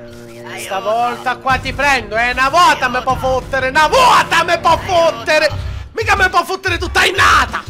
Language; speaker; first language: Italian; native; Italian